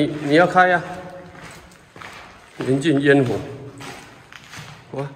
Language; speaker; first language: Chinese; native; Chinese